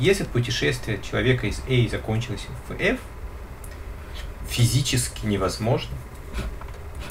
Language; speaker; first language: Russian; native; Russian